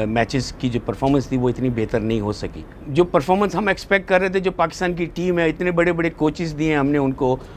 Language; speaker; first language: Urdu; native; Urdu